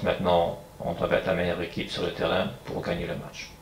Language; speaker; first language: French; non-native, fluent; English